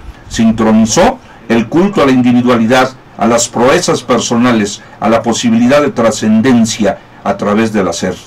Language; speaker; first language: Spanish; native; Spanish